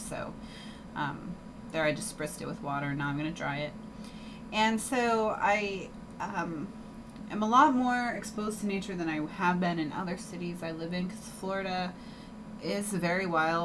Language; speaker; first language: English; native; English